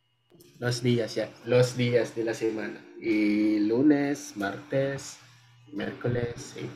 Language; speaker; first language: Spanish; non-native, learner; Filipino